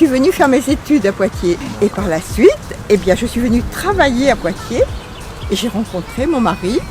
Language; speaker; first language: French; native; French